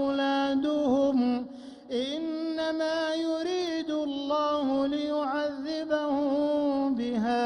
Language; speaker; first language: Arabic; native; Arabic